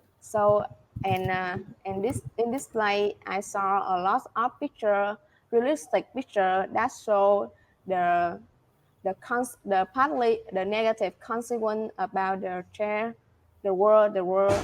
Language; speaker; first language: English; non-native, learner; Vietnamese